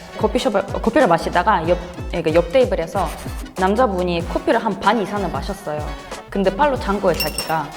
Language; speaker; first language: Korean; non-native, fluent; Russian